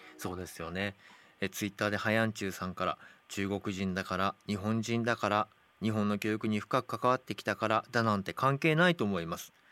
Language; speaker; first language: Japanese; native; Japanese